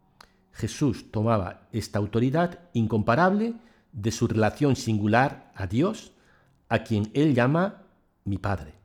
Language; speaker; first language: Spanish; native; Spanish